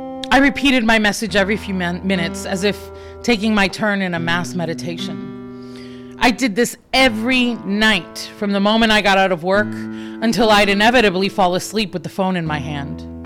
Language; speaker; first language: English; early bilingual, other home language; Spanish